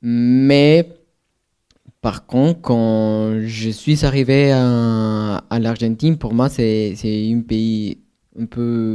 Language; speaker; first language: French; non-native, fluent; Spanish